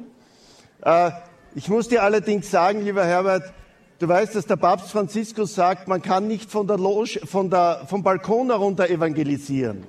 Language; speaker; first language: German; native; German